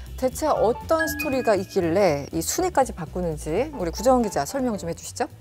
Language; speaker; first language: Korean; native; Korean